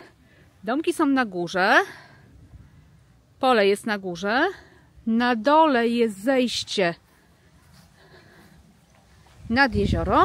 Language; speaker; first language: Polish; native; Polish